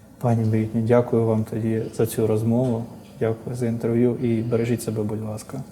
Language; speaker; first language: Ukrainian; native; Ukrainian